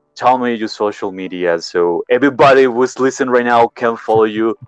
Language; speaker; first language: English; non-native, learner; Spanish